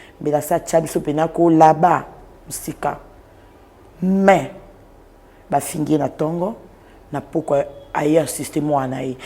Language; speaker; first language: Lingala; non-native, local second language; Swahili